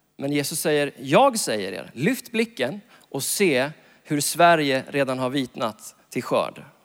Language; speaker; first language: Swedish; native; Swedish